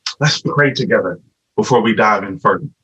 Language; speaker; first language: English; native; English